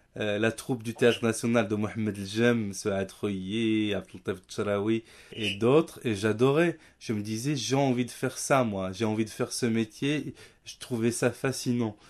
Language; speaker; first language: French; non-native, local second language; Riffian